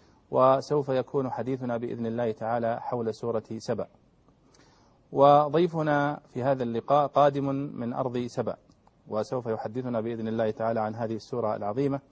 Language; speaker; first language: Arabic; native; Arabic